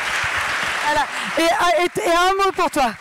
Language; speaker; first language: French; native; French